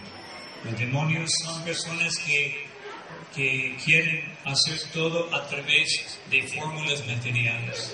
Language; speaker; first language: Spanish; non-native, fluent; Portuguese